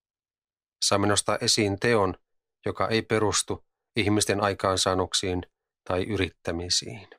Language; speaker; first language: Finnish; native; Finnish